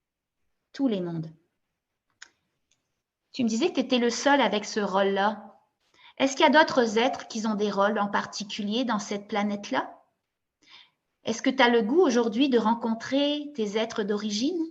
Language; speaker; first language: French; native; French